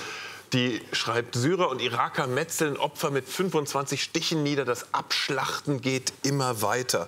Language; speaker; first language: German; native; German